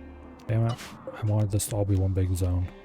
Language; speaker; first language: English; native; English